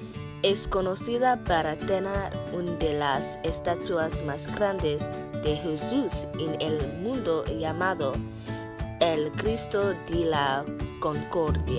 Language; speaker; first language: Spanish; non-native, learner; English